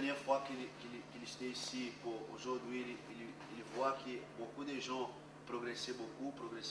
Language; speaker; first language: French; non-native, learner; Portuguese